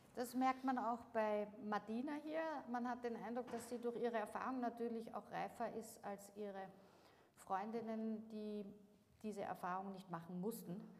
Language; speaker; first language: German; native; German